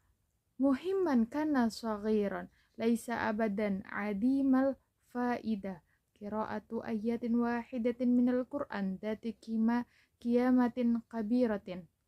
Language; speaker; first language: Arabic; non-native, learner; Indonesian